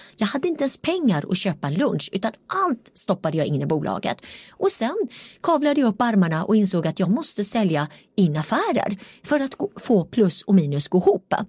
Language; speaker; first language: Swedish; early bilingual, other home language; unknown